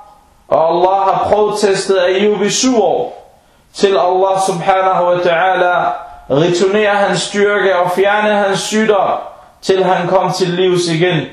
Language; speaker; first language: Danish; early bilingual, other home language; Arabic